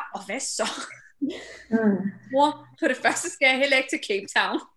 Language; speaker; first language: Danish; early bilingual, other home language; Urdu